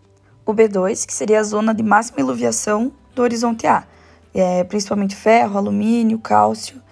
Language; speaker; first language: Portuguese; native; Portuguese